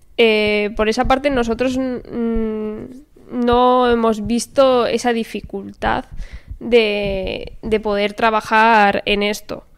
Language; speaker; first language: Spanish; native; Spanish